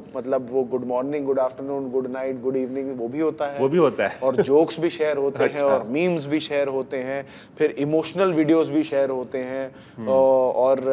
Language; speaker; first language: Hindi; native; Hindi